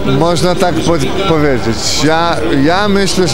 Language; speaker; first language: Polish; non-native, fluent; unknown